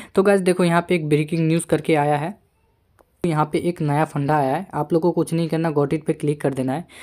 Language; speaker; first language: Hindi; native; Hindi